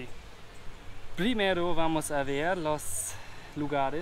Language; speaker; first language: Spanish; non-native, learner; German